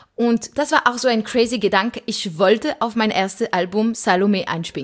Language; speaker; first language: German; non-native, fluent; French